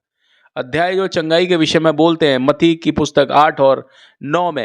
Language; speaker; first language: Hindi; native; Hindi